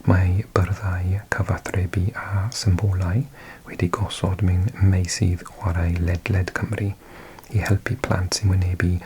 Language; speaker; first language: Welsh; non-native, learner; English